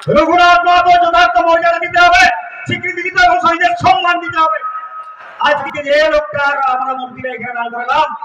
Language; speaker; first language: Bangla; native; Bangla